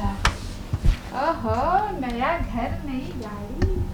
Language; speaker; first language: Hindi; non-native, local second language; Marathi